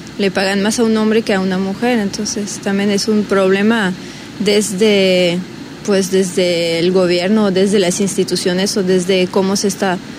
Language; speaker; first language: Spanish; non-native, fluent; French